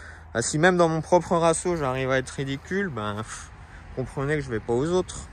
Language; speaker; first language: French; native; French